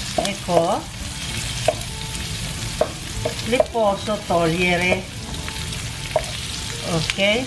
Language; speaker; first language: Italian; non-native, local second language; Filipino